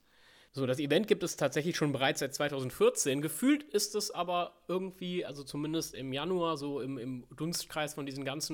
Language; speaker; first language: German; native; German